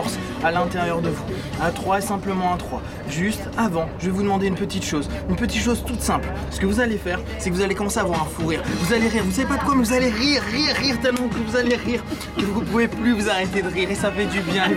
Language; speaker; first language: French; native; French